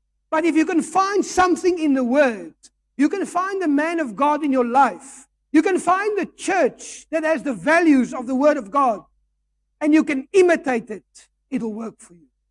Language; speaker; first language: English; non-native, local second language; Afrikaans